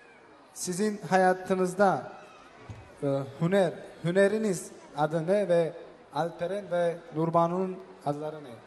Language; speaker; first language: Turkish; non-native, fluent; Tajik